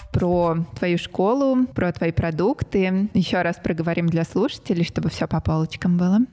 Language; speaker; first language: Russian; native; Russian